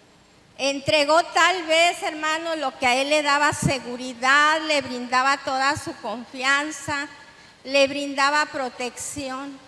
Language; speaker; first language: Spanish; native; Spanish